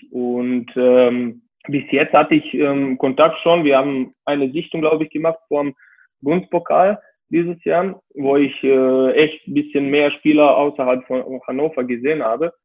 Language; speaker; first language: German; non-native, fluent; Serbian